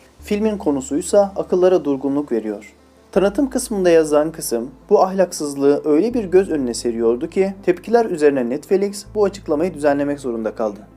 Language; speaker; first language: Turkish; native; Turkish